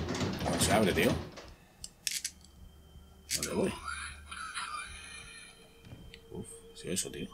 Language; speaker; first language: Spanish; native; Spanish